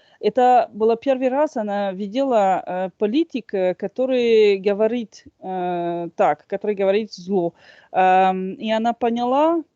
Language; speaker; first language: Russian; non-native, fluent; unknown